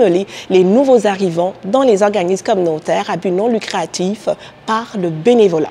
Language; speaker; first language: French; native; French